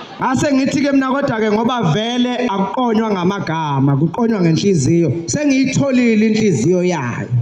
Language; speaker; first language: Zulu; native; Zulu